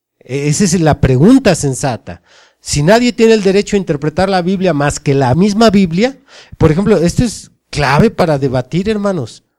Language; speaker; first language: Spanish; native; Spanish